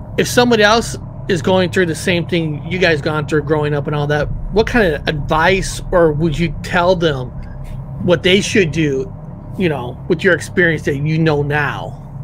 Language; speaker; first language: English; native; English